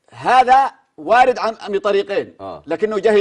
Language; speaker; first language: Arabic; native; Arabic